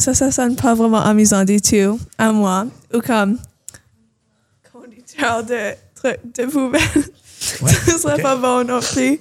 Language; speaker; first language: French; non-native, local second language; English